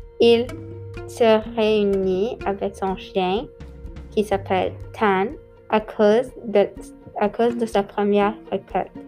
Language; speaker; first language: French; non-native, local second language; English